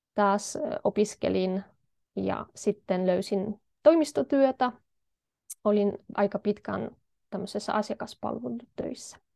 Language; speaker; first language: Finnish; non-native, fluent; Polish